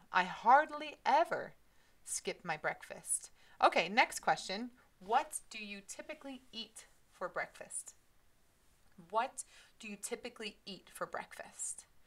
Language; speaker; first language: English; native; English